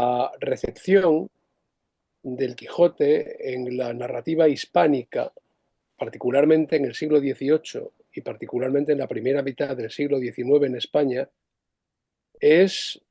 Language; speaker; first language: Spanish; native; Spanish